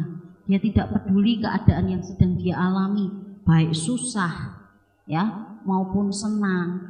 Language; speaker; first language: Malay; non-native, local second language; Javanese